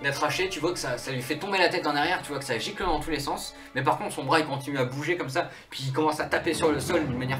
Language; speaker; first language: French; native; French